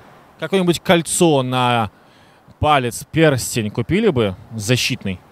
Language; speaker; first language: Russian; native; Russian